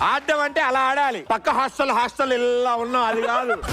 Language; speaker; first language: Telugu; native; Telugu